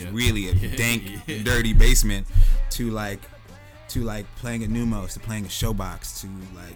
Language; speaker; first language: English; native; English